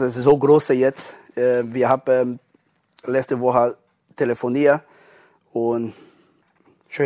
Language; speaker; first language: German; non-native, learner; Portuguese